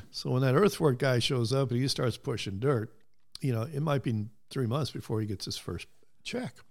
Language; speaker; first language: English; native; English